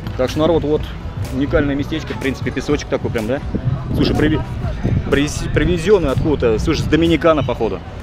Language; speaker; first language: Russian; native; Russian